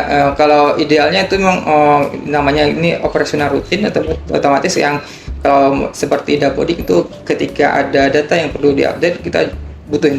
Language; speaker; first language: Indonesian; native; Indonesian